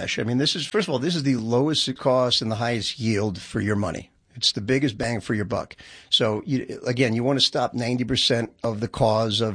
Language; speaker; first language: English; native; English